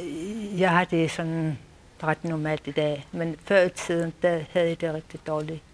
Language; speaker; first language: Danish; non-native, local second language; Kalaallisut